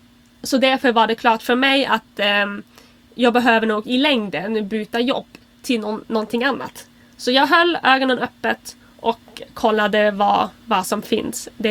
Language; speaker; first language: Swedish; non-native, fluent; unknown